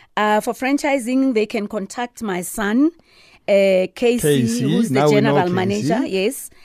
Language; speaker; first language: English; non-native, local second language; Southern Sotho